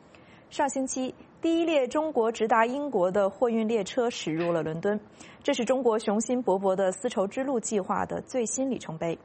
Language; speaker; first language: Chinese; native; Chinese